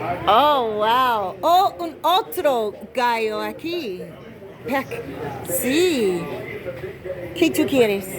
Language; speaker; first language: Spanish; non-native, learner; English